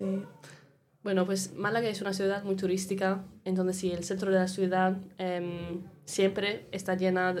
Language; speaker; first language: Spanish; non-native, fluent; English